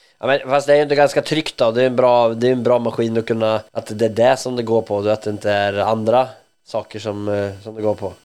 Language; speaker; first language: Swedish; native; Swedish